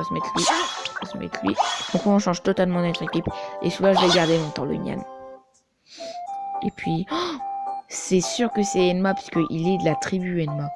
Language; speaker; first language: French; native; French